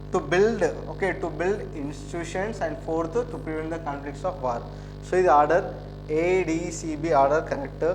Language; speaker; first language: English; non-native, local second language; Telugu